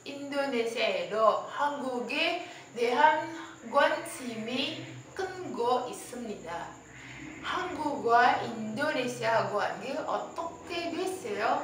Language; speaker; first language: Korean; non-native, learner; Indonesian